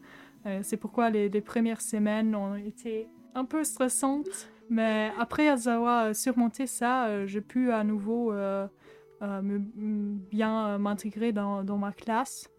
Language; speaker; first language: French; non-native, fluent; German